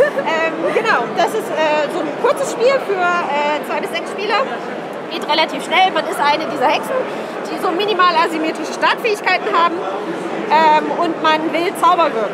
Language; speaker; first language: German; native; German